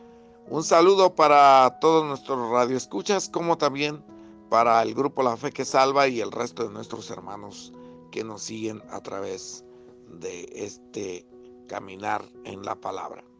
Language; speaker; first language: Spanish; native; Spanish